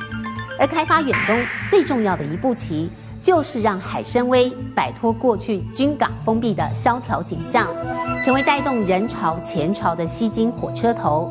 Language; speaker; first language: Chinese; native; Chinese